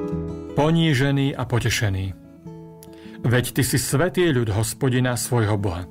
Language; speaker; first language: Slovak; native; Slovak